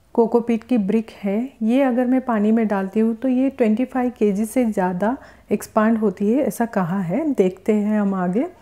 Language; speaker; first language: Hindi; non-native, local second language; Marathi